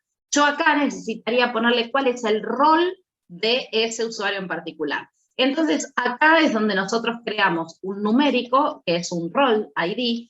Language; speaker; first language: Spanish; native; Spanish